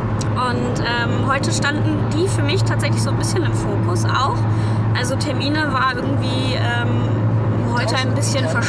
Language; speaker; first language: German; native; German